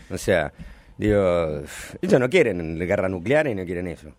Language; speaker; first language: Spanish; native; Spanish